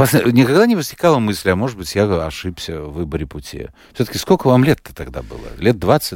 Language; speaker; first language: Russian; native; Russian